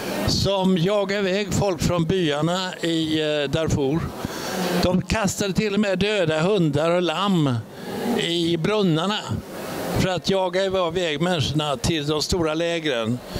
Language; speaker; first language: Swedish; native; Swedish